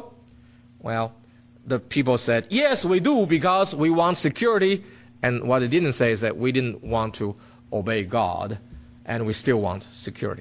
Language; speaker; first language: English; non-native, fluent; Chinese